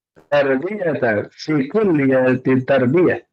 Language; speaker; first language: Arabic; non-native, learner; Indonesian